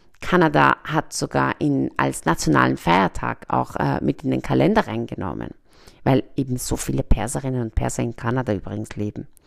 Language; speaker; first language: German; early bilingual, other home language; Persian